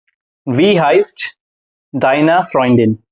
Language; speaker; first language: German; non-native, fluent; Hindi